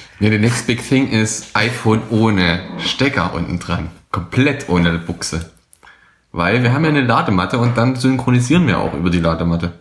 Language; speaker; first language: German; native; German